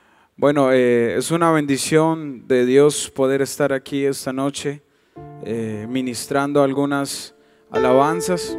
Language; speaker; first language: Spanish; native; Spanish